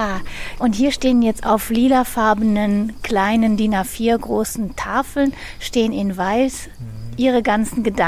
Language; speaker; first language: German; native; German